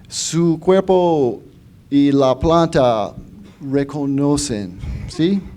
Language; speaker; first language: Spanish; non-native, fluent; English